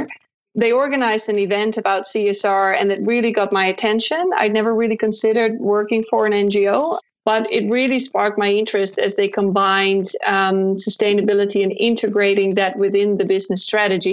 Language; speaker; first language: English; non-native, fluent; Dutch